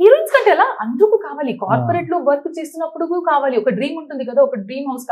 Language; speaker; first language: Telugu; non-native, local second language; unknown